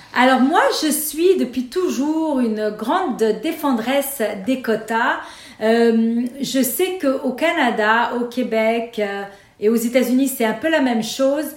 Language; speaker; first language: French; non-native, local second language; Arabic